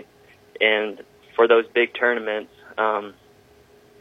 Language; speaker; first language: English; native; English